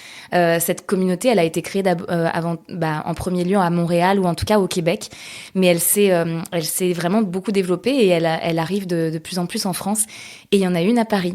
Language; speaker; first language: French; native; French